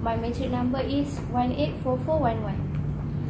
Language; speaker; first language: English; non-native, learner; Malay